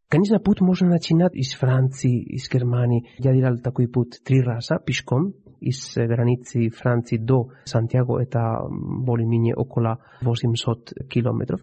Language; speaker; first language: Russian; non-native, fluent; Spanish